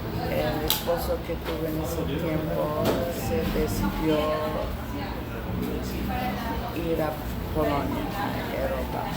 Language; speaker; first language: Spanish; non-native, learner; English